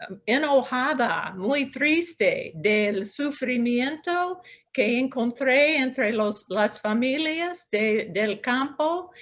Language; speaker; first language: Spanish; non-native, local second language; English